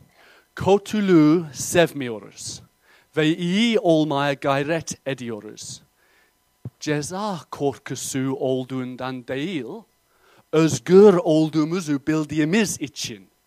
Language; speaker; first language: Turkish; non-native, fluent; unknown